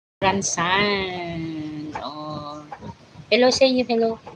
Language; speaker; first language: English; non-native, learner; Filipino